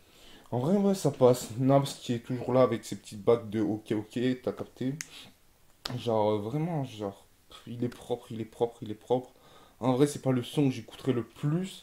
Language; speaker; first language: French; native; French